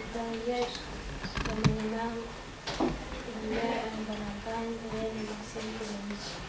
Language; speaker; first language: French; non-native, learner; Yakut